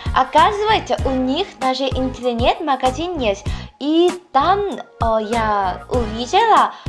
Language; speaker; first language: Russian; non-native, fluent; Korean